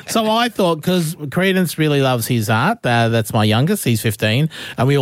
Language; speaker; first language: English; native; English